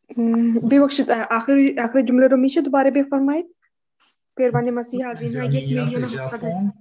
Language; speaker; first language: Persian; non-native, fluent; Urdu